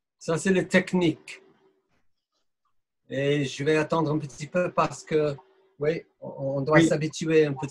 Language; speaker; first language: French; non-native, fluent; English